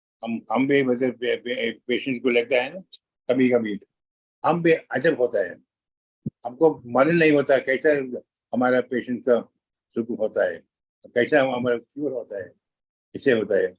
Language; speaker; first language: Hindi; non-native, local second language; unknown